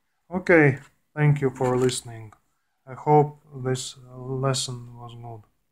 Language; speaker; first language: English; non-native, learner; Latvian